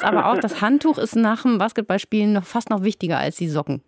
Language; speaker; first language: German; native; German